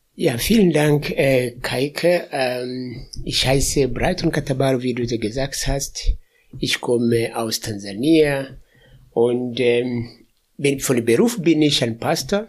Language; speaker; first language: German; non-native, fluent; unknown